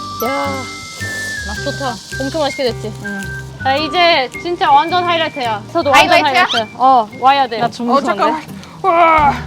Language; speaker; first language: Korean; non-native, fluent; German